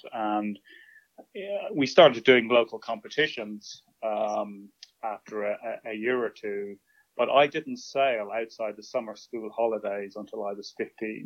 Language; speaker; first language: English; native; English